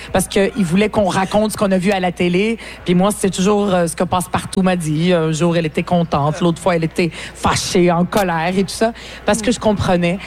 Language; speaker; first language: French; early bilingual, other home language; Arabic